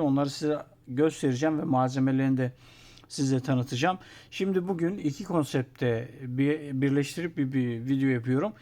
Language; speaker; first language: Turkish; native; Turkish